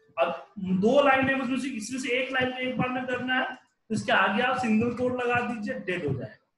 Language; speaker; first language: Hindi; native; Hindi